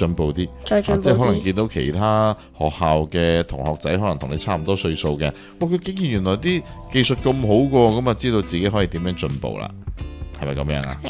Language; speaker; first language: Cantonese; native; Cantonese